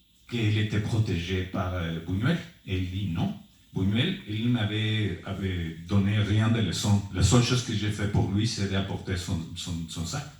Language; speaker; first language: French; non-native, fluent; Spanish